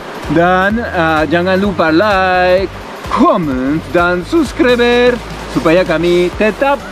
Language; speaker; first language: Indonesian; non-native, learner; French